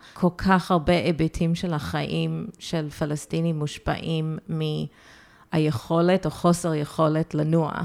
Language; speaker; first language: Hebrew; early bilingual, heritage; Hebrew